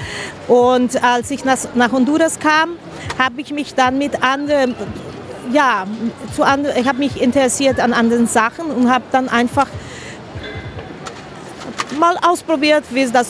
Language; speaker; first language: German; non-native, fluent; Spanish